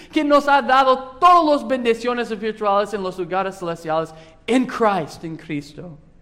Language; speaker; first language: Spanish; non-native, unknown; English